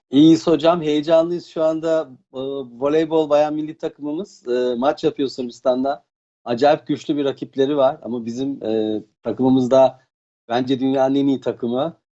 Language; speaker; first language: Turkish; native; Turkish